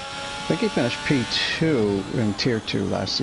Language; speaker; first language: English; native; English